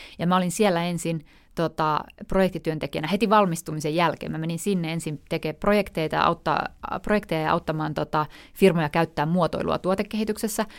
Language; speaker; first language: Finnish; native; Finnish